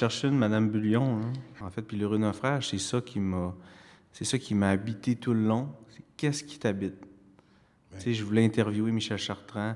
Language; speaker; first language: French; native; French